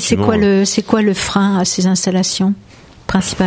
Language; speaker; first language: French; native; French